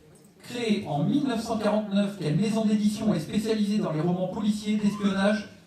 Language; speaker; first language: French; native; French